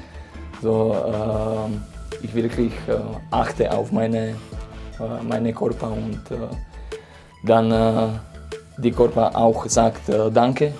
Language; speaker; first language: German; non-native, fluent; Slovak